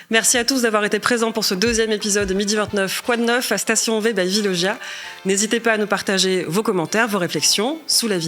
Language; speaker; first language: French; native; French